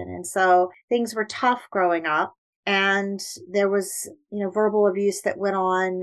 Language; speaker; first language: English; native; English